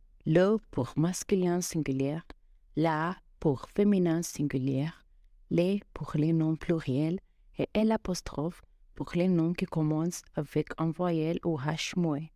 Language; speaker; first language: French; non-native, fluent; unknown